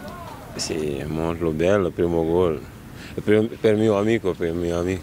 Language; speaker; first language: Italian; non-native, learner; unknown